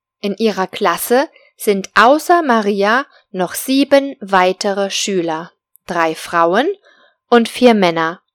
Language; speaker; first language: German; non-native, fluent; Spanish